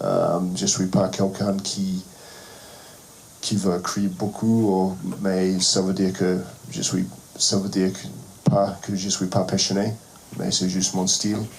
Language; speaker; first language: French; non-native, fluent; English